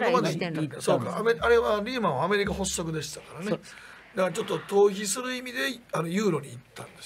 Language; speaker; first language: Japanese; native; Japanese